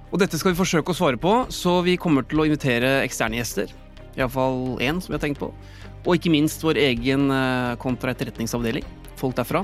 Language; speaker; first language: Norwegian; native; Norwegian